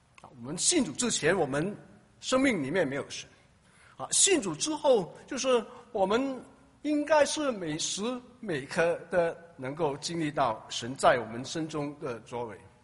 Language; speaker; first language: Chinese; native; Chinese